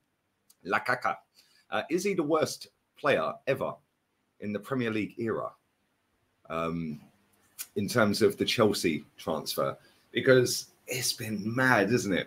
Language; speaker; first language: English; native; English